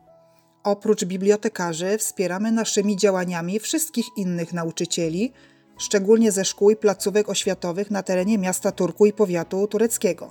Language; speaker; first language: Polish; native; Polish